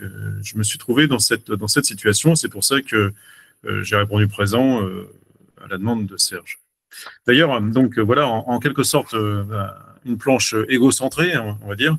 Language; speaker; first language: French; native; French